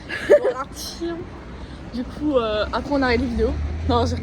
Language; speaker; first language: French; native; French